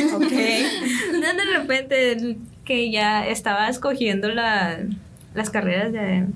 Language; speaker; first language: Spanish; native; Spanish